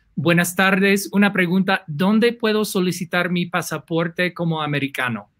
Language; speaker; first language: Spanish; non-native, fluent; English